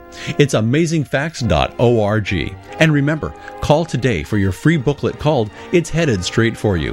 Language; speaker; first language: English; native; English